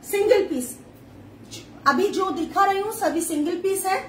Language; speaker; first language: Hindi; non-native, local second language; Bangla